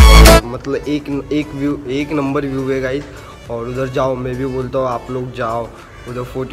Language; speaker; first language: Hindi; non-native, local second language; Marathi